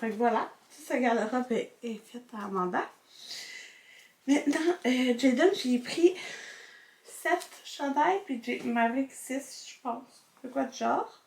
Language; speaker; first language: French; native; French